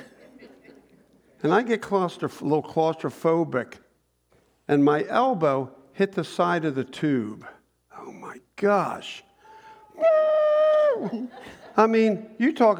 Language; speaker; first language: English; native; English